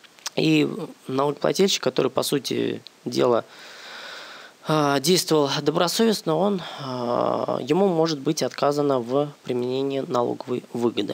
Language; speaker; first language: Russian; native; Russian